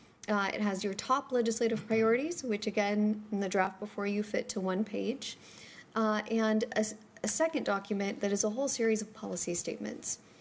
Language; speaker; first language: English; native; English